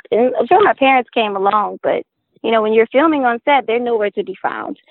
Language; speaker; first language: English; native; English